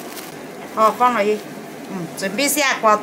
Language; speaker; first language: Chinese; non-native, local second language; Hakka Chinese